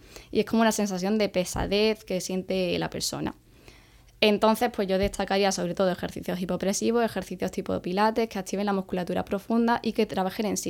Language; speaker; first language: Spanish; native; Spanish